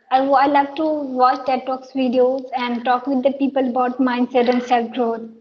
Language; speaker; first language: English; non-native, local second language; Hindi